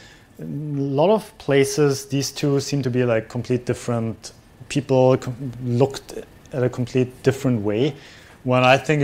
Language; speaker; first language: English; non-native, fluent; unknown